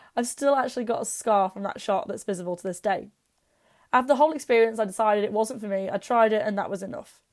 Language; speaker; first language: English; native; English